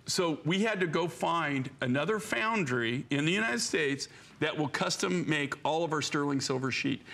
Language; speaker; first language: English; native; English